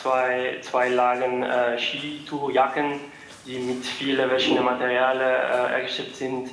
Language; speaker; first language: German; non-native, fluent; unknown